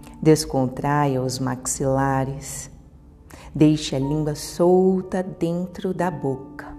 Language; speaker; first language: Portuguese; native; Portuguese